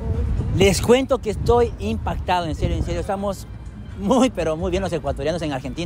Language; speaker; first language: Spanish; native; Spanish